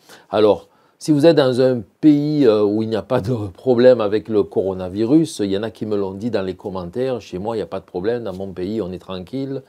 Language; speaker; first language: French; native; French